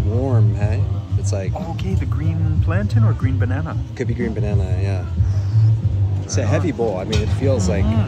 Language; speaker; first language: English; native; English